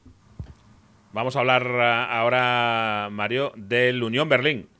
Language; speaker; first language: Spanish; native; Spanish